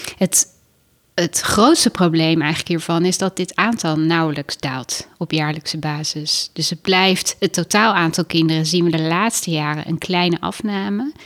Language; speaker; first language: Dutch; native; Dutch